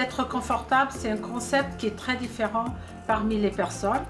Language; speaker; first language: French; non-native, fluent; Portuguese